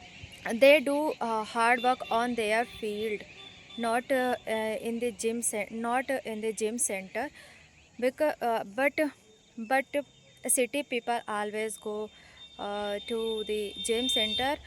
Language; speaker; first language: English; non-native, learner; Hindi